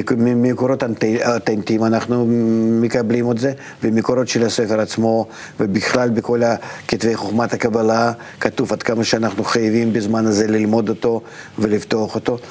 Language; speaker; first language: Hebrew; non-native, fluent; Russian